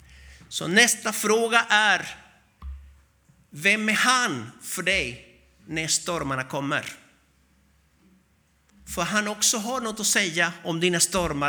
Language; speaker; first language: Swedish; non-native, fluent; Spanish